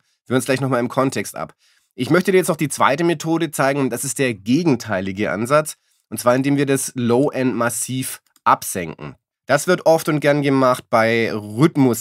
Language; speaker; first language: German; native; German